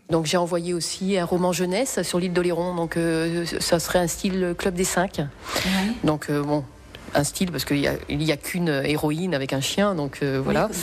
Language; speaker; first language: French; native; French